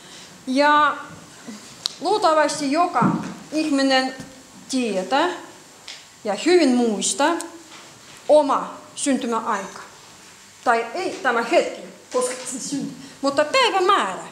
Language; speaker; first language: Finnish; non-native, learner; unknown